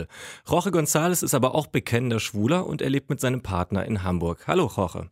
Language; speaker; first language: German; native; German